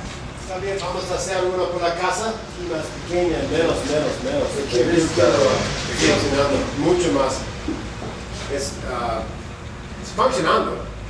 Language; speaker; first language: Spanish; non-native, learner; English